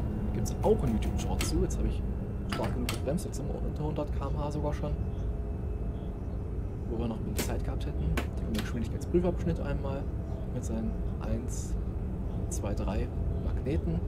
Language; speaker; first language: German; native; German